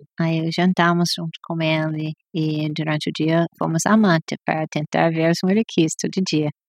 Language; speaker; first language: Portuguese; non-native, fluent; English